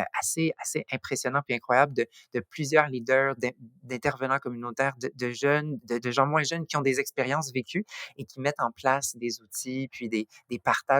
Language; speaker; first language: French; native; French